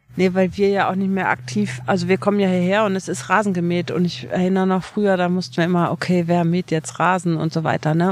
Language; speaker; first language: German; native; German